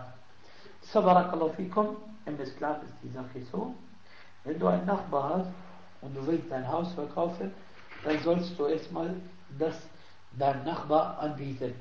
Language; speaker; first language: German; non-native, fluent; Arabic